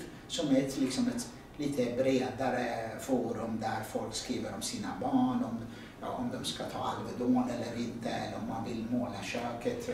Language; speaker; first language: Swedish; non-native, fluent; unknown